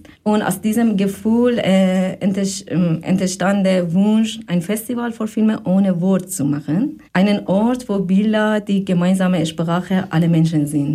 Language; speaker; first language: German; non-native, fluent; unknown